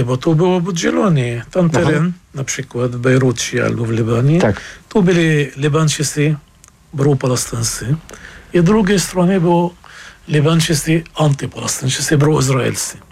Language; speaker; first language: Polish; non-native, fluent; Arabic